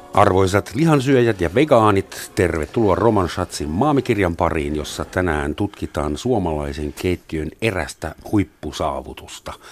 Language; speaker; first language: Finnish; non-native, fluent; German